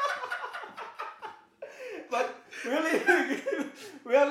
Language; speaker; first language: English; non-native, fluent; Finnish